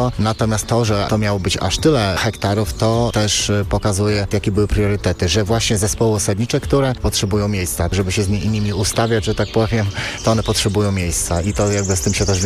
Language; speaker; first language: Polish; native; Polish